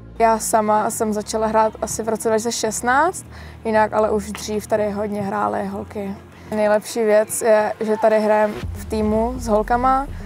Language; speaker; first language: Czech; native; Czech